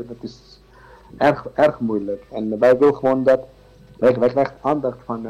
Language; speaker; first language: Dutch; non-native, learner; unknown